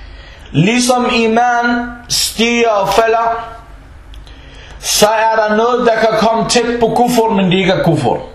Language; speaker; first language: Danish; early bilingual, other home language; Arabic